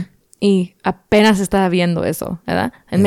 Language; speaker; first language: Spanish; early bilingual, other home language; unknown